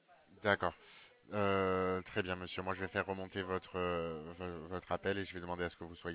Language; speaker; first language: French; native; French